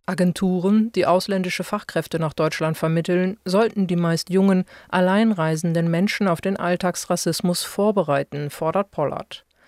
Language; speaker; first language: German; native; German